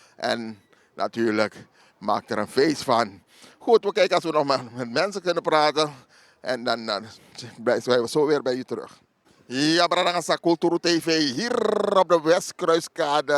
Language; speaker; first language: Dutch; native; Dutch